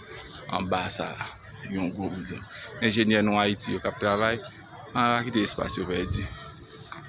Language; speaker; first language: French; non-native, local second language; Haitian Creole